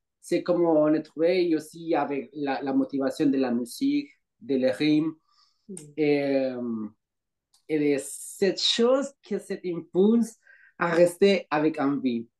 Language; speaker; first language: French; non-native, learner; Spanish